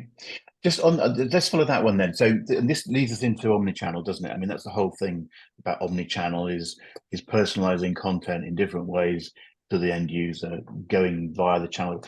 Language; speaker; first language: English; native; English